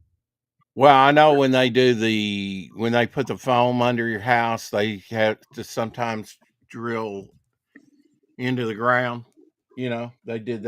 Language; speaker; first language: English; native; English